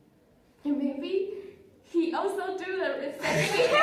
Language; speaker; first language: English; non-native, learner; Chinese